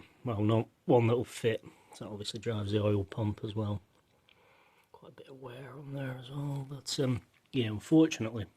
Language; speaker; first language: English; native; English